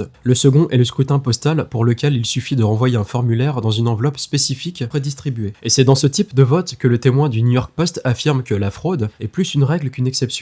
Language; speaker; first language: French; native; French